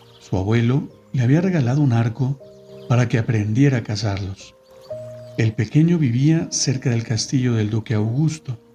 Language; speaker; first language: Spanish; native; Spanish